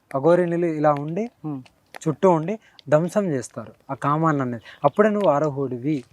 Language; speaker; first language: Telugu; native; Telugu